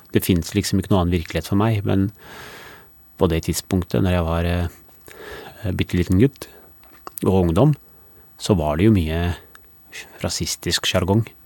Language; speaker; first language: Norwegian; early bilingual, other home language; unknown